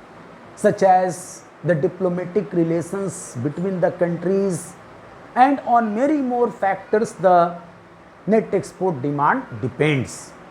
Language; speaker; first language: English; non-native, local second language; Hindi